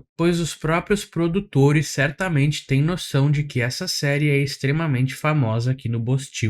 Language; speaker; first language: Portuguese; native; Portuguese